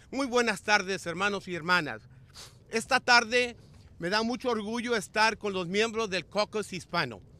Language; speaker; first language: Spanish; native; Spanish